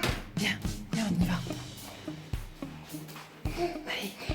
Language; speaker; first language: French; native; French